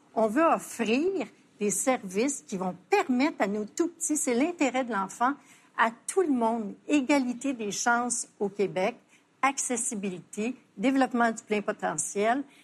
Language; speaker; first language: French; native; French